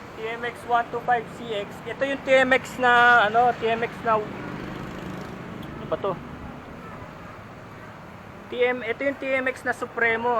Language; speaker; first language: Filipino; native; Filipino